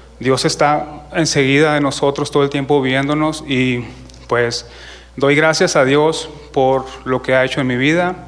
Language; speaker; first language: Spanish; native; Spanish